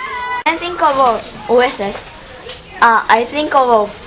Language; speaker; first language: English; non-native, learner; Korean